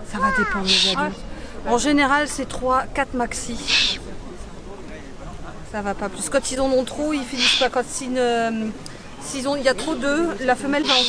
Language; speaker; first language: French; native; French